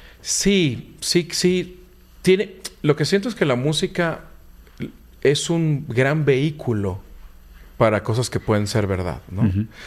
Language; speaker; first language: Spanish; native; Spanish